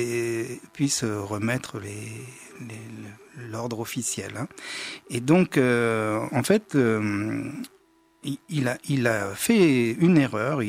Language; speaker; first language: French; native; French